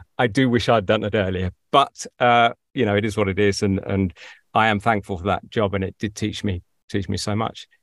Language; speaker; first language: English; native; English